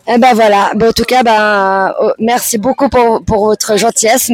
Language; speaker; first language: French; native; French